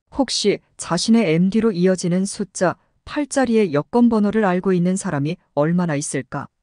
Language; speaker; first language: Korean; native; Korean